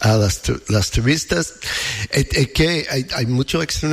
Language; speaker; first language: Spanish; non-native, learner; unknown